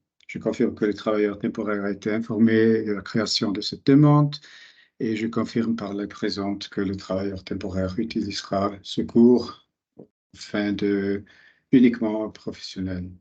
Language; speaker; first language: French; non-native, local second language; German